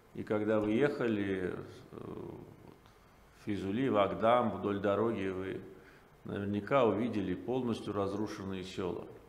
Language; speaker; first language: Russian; non-native, local second language; Azerbaijani